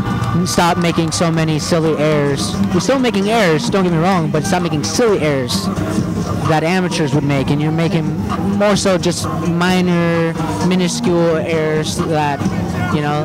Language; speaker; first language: English; native; English